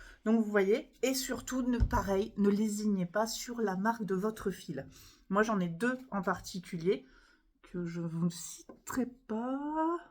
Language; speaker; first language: French; native; French